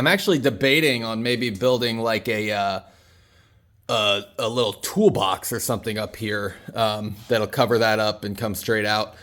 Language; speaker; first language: English; native; English